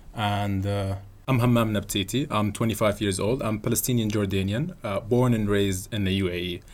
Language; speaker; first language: English; non-native, fluent; Arabic